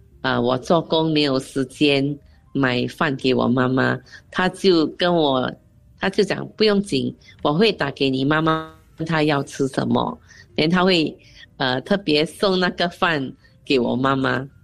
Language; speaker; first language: Chinese; non-native, local second language; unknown